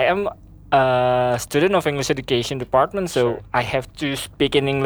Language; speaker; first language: English; non-native, learner; Indonesian